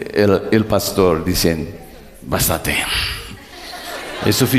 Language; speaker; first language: Spanish; non-native, learner; English